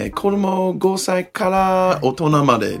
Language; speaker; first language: Japanese; non-native, learner; English